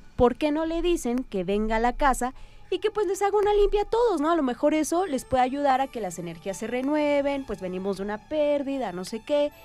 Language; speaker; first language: Spanish; native; Spanish